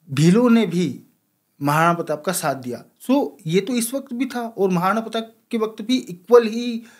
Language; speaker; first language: Hindi; native; Hindi